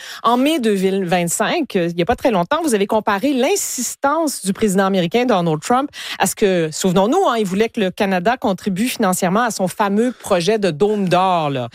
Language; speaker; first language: French; native; French